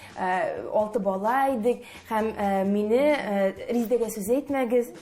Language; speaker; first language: Tatar; native; Tatar